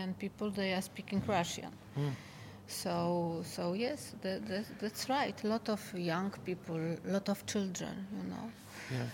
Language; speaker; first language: English; non-native, fluent; Polish